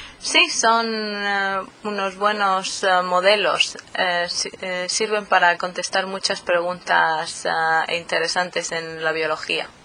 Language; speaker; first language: Spanish; native; Spanish